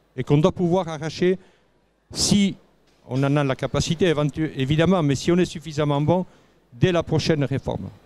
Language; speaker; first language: French; native; French